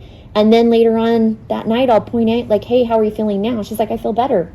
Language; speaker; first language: English; native; English